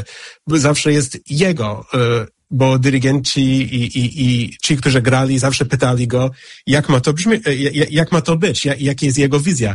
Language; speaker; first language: Polish; non-native, fluent; English